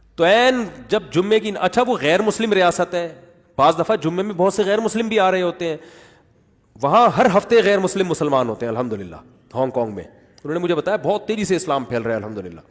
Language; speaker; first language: Urdu; native; Urdu